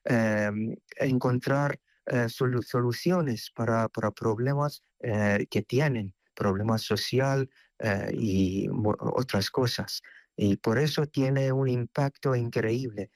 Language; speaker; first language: Spanish; non-native, fluent; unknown